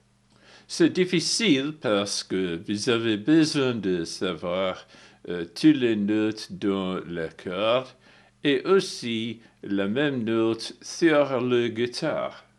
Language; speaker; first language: French; non-native, learner; English